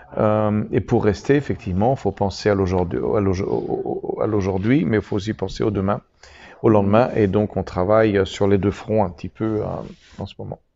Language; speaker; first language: French; native; French